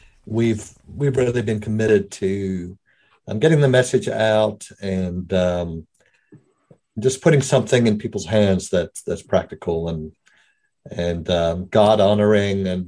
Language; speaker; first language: English; native; English